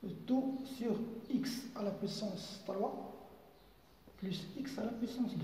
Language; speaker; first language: French; non-native, local second language; Arabic